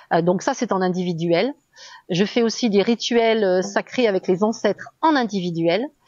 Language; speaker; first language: French; native; French